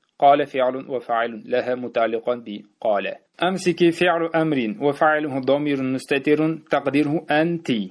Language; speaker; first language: Arabic; non-native, fluent; Uzbek